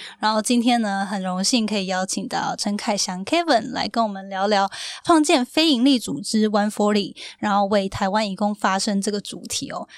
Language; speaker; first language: Chinese; native; Chinese